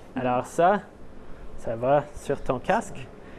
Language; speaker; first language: French; non-native, local second language; English